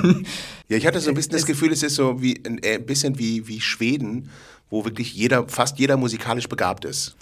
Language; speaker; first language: German; native; German